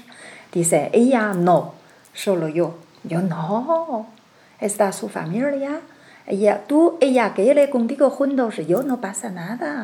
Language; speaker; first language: Spanish; non-native, learner; Chinese